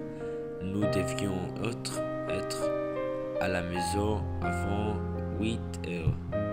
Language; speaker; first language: French; non-native, learner; English